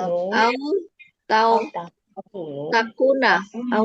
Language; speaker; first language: Arabic; non-native, learner; Indonesian